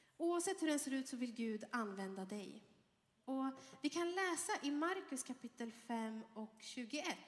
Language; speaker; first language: Swedish; early bilingual, other home language; Arabic